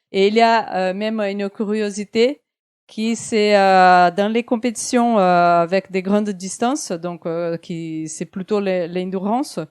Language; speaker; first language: French; non-native, fluent; Portuguese